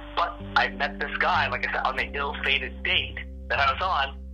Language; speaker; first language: English; native; English